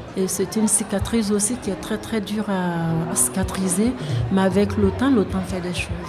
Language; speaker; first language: French; non-native, local second language; Bambara